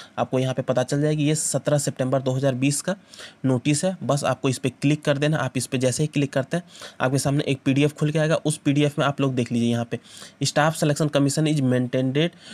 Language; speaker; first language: Hindi; native; Hindi